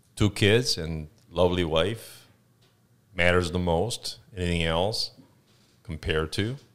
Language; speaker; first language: English; non-native, fluent; Korean